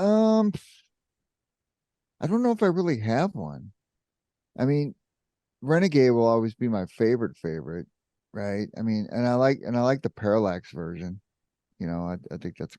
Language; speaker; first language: English; native; English